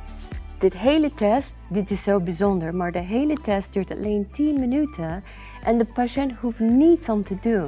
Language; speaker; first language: Dutch; non-native, learner; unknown